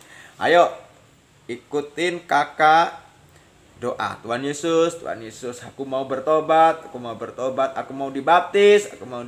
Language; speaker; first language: Indonesian; native; Indonesian